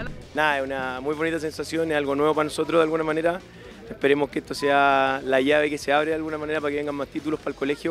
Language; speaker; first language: Spanish; native; Spanish